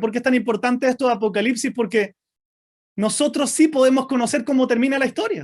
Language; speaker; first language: Spanish; native; Spanish